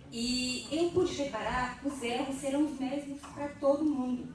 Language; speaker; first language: Portuguese; non-native, fluent; French